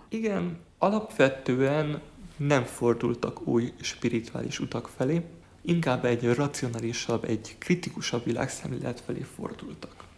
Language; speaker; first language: Hungarian; native; Hungarian